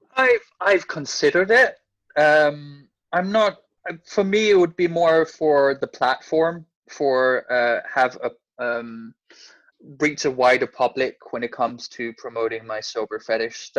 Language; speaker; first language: English; non-native, fluent; Danish